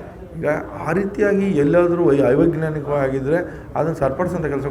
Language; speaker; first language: Kannada; native; Kannada